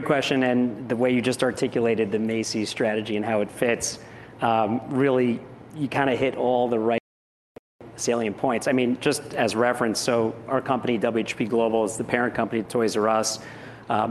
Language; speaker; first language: English; native; English